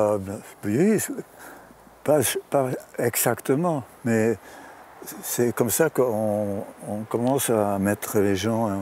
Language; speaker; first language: French; non-native, fluent; German